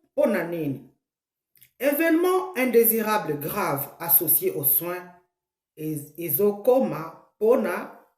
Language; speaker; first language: Lingala; native; Lingala